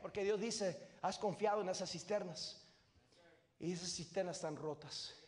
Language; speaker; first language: Spanish; native; Spanish